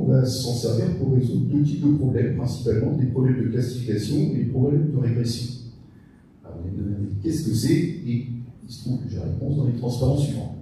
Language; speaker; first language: French; native; French